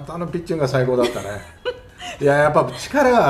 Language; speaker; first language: Japanese; native; Japanese